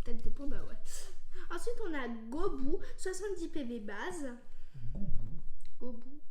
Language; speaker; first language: French; native; French